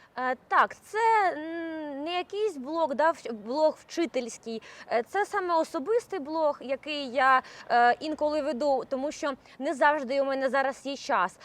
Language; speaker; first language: Ukrainian; native; Ukrainian